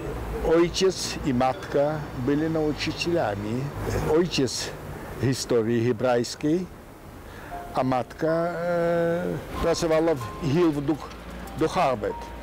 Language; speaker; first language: Polish; non-native, local second language; Yiddish